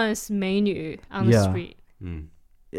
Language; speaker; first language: English; non-native, fluent; Chinese